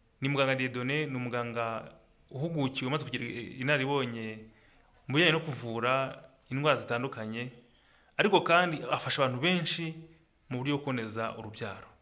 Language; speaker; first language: Kinyarwanda; native; Kinyarwanda